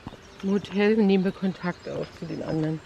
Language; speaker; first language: German; native; German